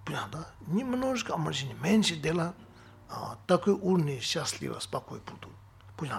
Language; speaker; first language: Russian; non-native, learner; Tibetan